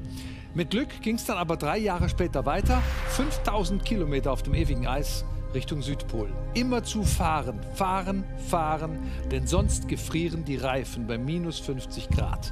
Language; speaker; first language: German; native; German